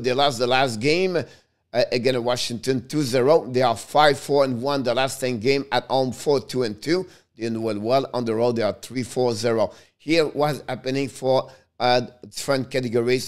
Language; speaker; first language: English; non-native, fluent; French